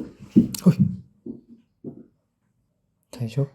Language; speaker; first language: Korean; native; Korean